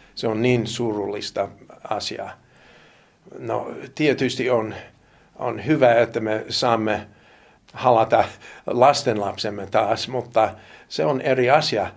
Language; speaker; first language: Finnish; non-native, fluent; English